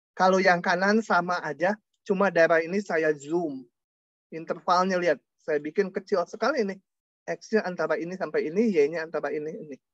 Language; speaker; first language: Indonesian; non-native, local second language; Sundanese